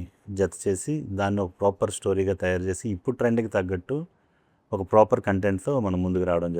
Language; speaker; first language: Telugu; native; Telugu